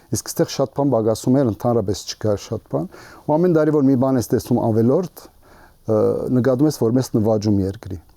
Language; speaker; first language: Armenian; early bilingual, heritage; Armenian